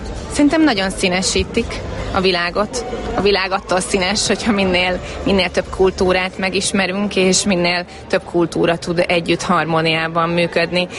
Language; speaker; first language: Hungarian; native; Hungarian